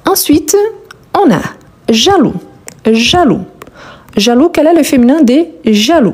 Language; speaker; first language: French; native; French